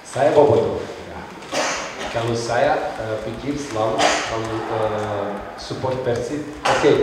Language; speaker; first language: Indonesian; non-native, learner; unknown